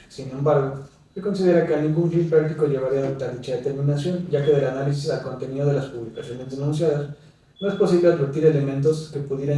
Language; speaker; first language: Spanish; native; Spanish